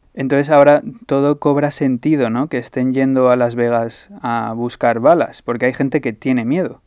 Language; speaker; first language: Spanish; native; Spanish